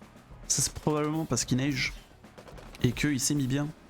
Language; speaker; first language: French; native; French